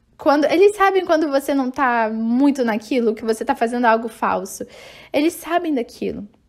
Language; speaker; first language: Portuguese; non-native, fluent; English